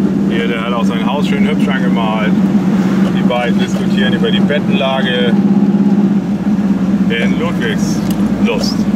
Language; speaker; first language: German; native; German